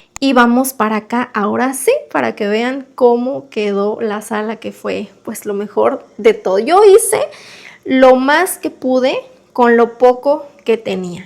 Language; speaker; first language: Spanish; native; Spanish